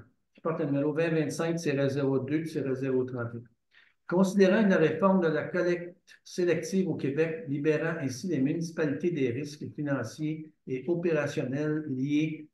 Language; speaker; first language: French; native; French